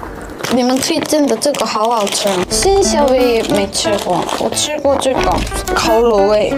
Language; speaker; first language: Chinese; non-native, learner; Korean